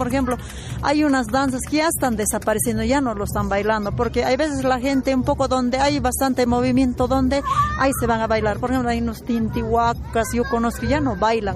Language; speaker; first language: Spanish; native; Spanish